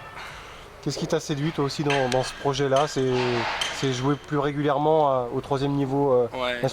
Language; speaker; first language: French; native; French